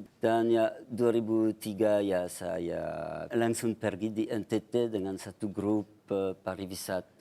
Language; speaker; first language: Indonesian; non-native, fluent; French